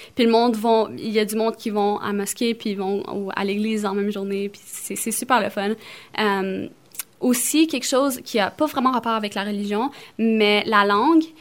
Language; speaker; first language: French; early bilingual, other home language; Arabic